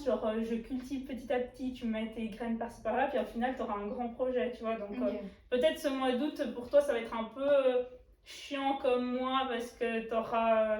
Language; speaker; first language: French; native; French